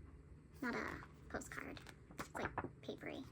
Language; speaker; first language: English; native; English